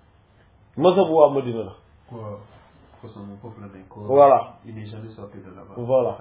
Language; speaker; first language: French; non-native, local second language; Wolof